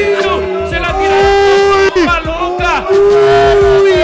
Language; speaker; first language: Spanish; native; Spanish